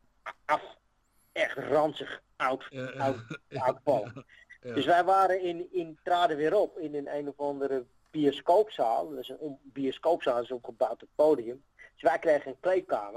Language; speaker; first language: Dutch; native; Dutch